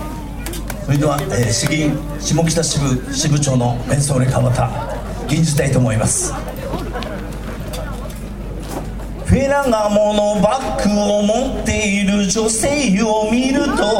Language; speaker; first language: Japanese; native; Japanese